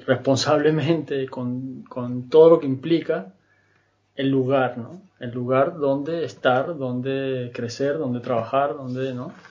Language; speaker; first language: Spanish; native; Spanish